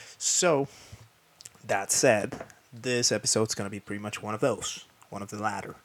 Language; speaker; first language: English; non-native, fluent; Spanish